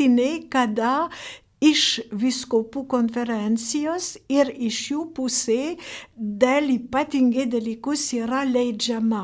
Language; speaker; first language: Lithuanian; non-native, fluent; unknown